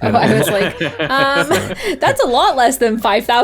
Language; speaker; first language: English; native; English